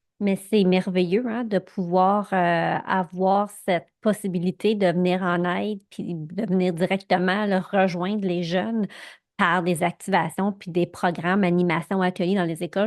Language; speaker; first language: French; native; French